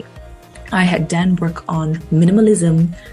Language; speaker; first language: English; non-native, local second language; Chinese